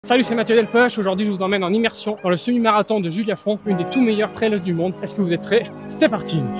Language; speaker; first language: French; native; French